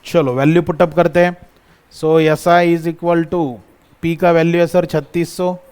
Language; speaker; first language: Hindi; non-native, local second language; Marathi